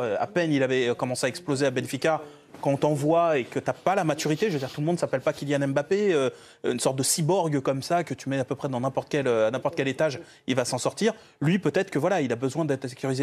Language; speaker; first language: French; native; French